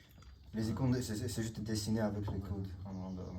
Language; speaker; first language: French; non-native, learner; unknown